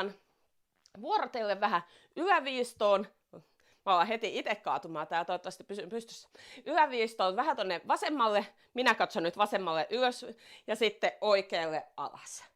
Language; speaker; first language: Finnish; native; Finnish